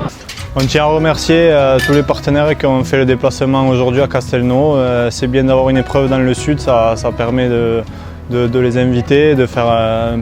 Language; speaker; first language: French; native; French